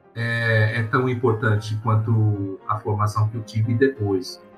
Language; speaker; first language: Portuguese; non-native, fluent; English